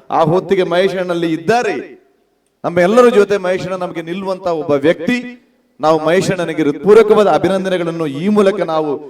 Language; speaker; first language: Kannada; non-native, local second language; Tulu